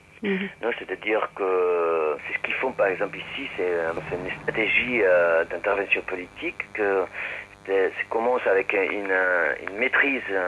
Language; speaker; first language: French; non-native, learner; Spanish